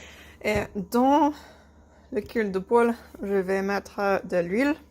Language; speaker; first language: French; non-native, fluent; English